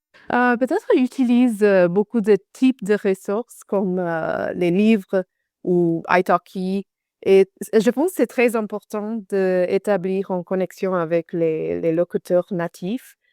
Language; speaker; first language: French; non-native, fluent; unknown